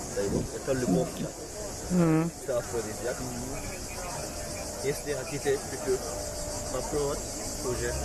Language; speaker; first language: Russian; non-native, learner; Turkish